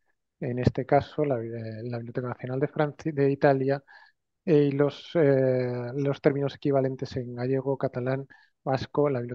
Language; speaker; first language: Spanish; native; Spanish